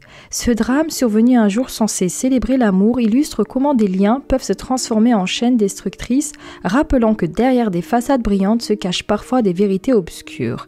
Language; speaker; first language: French; native; French